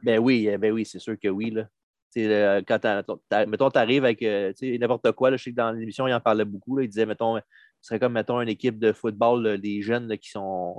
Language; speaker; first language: French; native; French